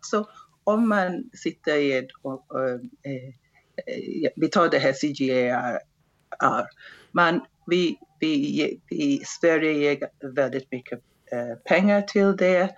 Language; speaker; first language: Swedish; non-native, fluent; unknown